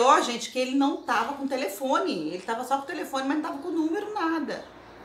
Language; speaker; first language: Portuguese; native; Portuguese